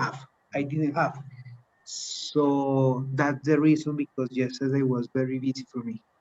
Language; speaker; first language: English; non-native, learner; Spanish